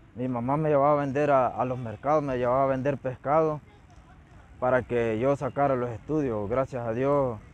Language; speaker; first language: Spanish; native; Spanish